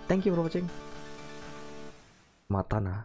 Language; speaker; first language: English; non-native, fluent; Indonesian